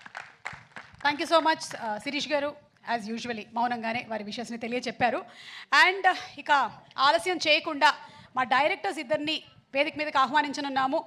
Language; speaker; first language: Telugu; native; Telugu